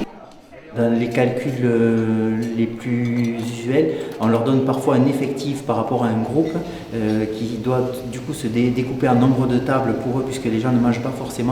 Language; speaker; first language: French; native; French